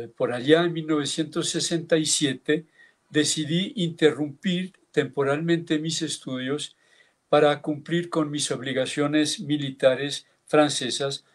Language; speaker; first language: Spanish; early bilingual, heritage; Basque